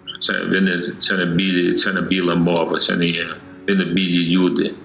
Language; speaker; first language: Ukrainian; early bilingual, heritage; English